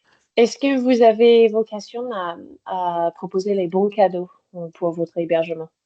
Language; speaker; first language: French; native; French